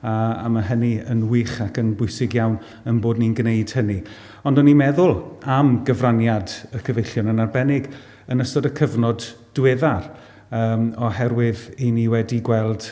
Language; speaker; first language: Welsh; native; Welsh